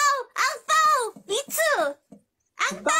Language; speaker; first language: Thai; early bilingual, other home language; Korean